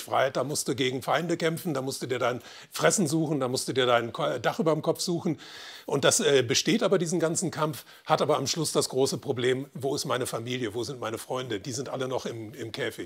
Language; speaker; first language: German; native; German